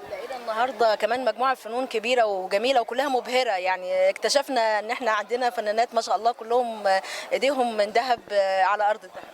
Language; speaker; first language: Egyptian Arabic; native; Egyptian Arabic